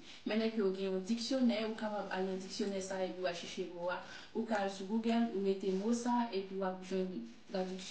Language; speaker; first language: French; non-native, local second language; Haitian Creole